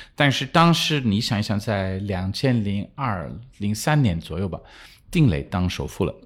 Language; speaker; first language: Chinese; non-native, fluent; English